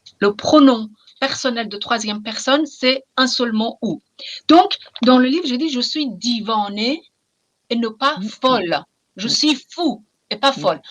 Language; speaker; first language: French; non-native, fluent; Persian